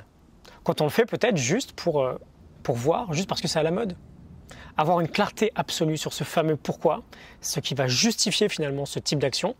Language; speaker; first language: French; native; French